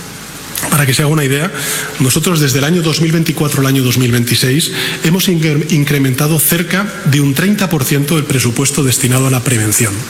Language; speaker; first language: Spanish; native; Spanish